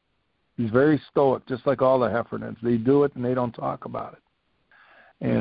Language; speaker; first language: English; native; English